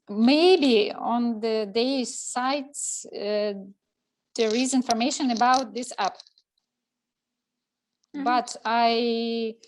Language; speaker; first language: English; non-native, learner; Russian